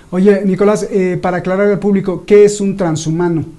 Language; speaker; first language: Spanish; native; Spanish